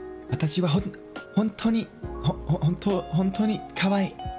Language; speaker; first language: Japanese; non-native, learner; English